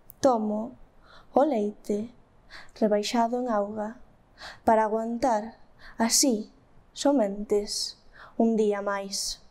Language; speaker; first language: Galician; native; Galician